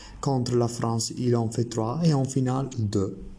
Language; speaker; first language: French; non-native, learner; Italian